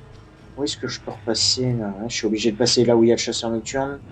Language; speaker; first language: French; native; French